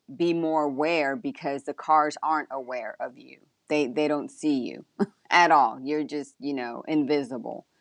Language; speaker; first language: English; early bilingual, other home language; Spanish